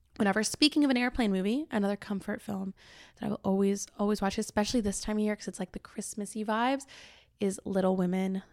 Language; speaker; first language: English; native; English